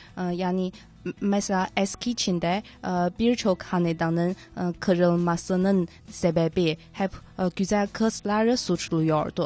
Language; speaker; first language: Turkish; non-native, learner; Chinese